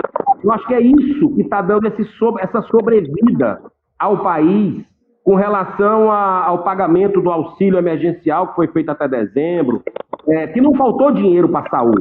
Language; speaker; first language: Portuguese; native; Portuguese